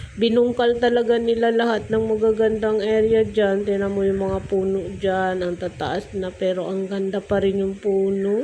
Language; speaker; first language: Filipino; non-native, local second language; Bikol